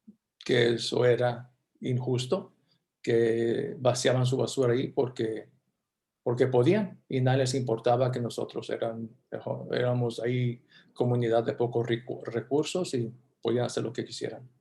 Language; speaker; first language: Spanish; early bilingual, heritage; Spanish